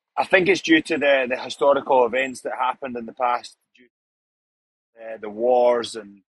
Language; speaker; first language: English; native; English